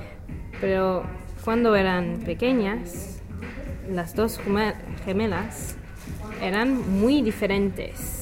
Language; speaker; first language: Spanish; non-native, learner; English